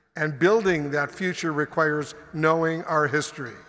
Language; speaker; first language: English; native; English